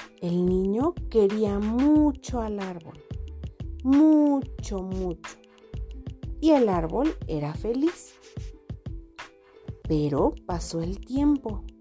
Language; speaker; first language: Spanish; non-native, fluent; Portuguese